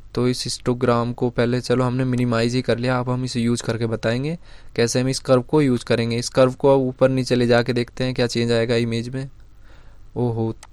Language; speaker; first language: Hindi; native; Hindi